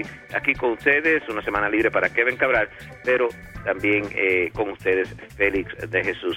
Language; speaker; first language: Spanish; native; Spanish